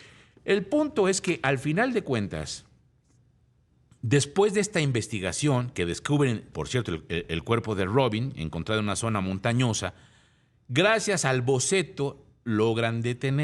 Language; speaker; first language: Spanish; native; Spanish